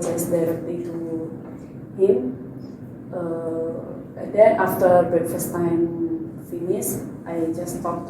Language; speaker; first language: English; non-native, learner; Indonesian